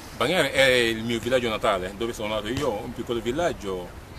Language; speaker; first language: Italian; non-native, fluent; Mandingo